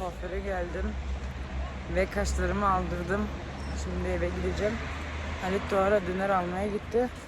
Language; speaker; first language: Turkish; early bilingual, heritage; Turkish